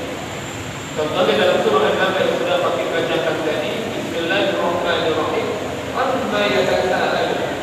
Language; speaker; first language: Indonesian; native; Indonesian